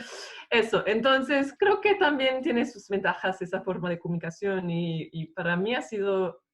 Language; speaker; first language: Spanish; non-native, fluent; English